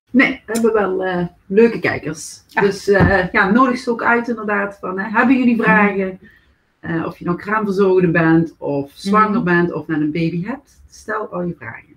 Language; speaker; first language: Dutch; native; Dutch